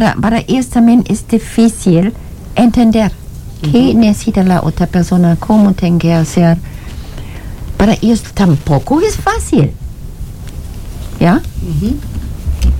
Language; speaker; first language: Spanish; non-native, learner; German